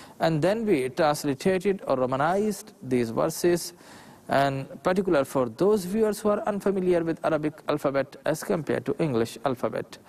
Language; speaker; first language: English; non-native, local second language; Urdu